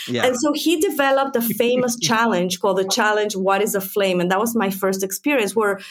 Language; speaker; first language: English; non-native, fluent; Spanish